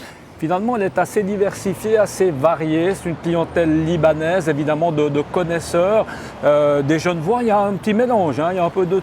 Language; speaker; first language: French; native; French